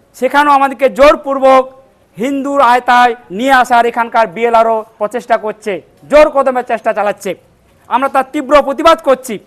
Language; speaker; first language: Bangla; non-native, local second language; Santali